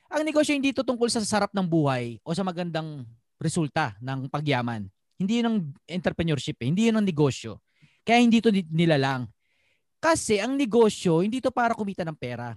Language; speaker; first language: Filipino; native; Filipino